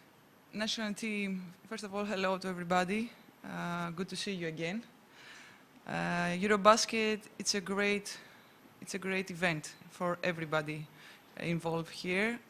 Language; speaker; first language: English; non-native, fluent; Greek